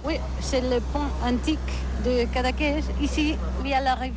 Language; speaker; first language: French; non-native, learner; Catalan